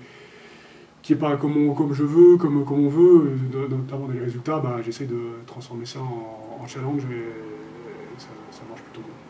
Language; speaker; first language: French; native; French